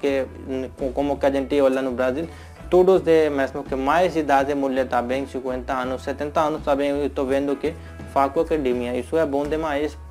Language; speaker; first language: Portuguese; non-native, learner; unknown